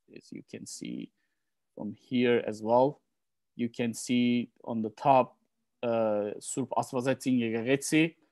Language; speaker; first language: English; non-native, fluent; Turkish